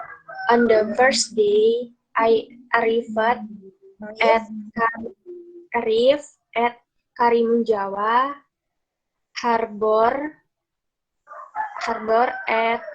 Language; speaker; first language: English; non-native, learner; Indonesian